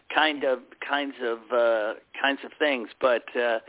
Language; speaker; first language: English; native; English